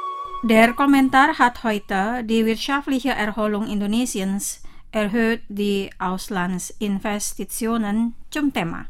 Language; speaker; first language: German; non-native, fluent; Indonesian